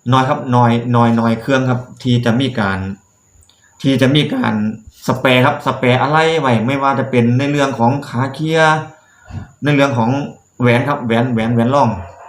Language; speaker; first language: Thai; native; Thai